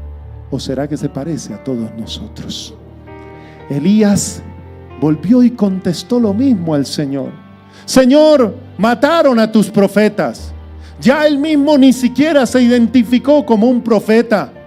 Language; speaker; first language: Spanish; native; Spanish